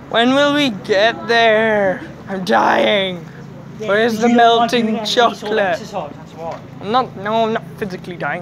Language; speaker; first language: English; native; English